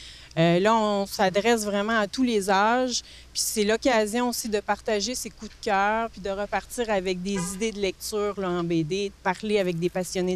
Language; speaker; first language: French; native; French